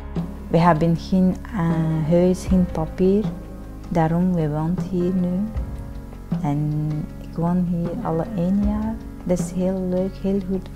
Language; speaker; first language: Dutch; non-native, learner; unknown